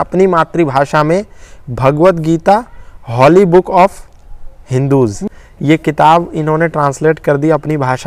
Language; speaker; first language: Hindi; native; Hindi